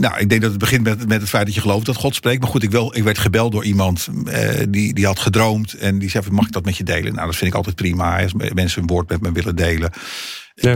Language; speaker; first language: Dutch; non-native, fluent; Portuguese